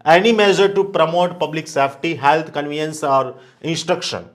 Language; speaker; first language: English; non-native, local second language; Gujarati